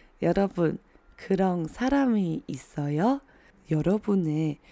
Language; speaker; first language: Korean; non-native, fluent; Chinese